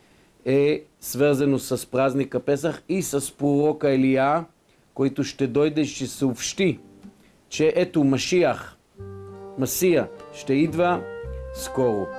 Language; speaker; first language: Bulgarian; non-native, fluent; Hebrew